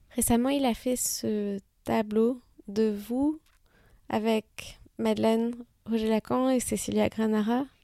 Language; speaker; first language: French; non-native, fluent; Hebrew